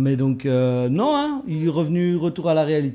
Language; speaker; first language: French; native; French